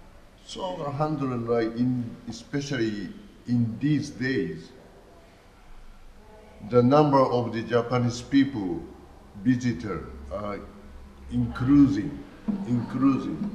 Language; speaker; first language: English; non-native, learner; Japanese